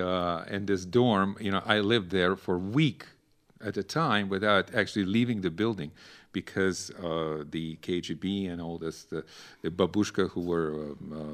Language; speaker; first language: English; non-native, fluent; Ukrainian